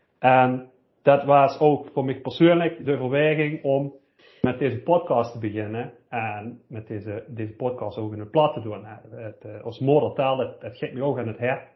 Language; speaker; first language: Dutch; native; Dutch